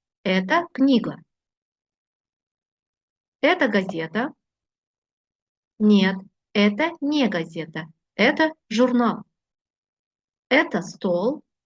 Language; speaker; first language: Russian; non-native, fluent; Uzbek